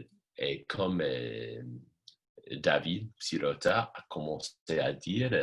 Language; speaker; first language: French; non-native, fluent; English